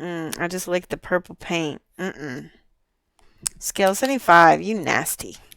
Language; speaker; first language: English; native; English